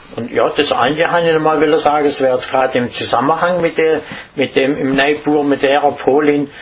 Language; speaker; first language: German; native; German